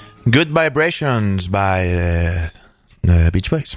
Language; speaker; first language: English; non-native, fluent; Catalan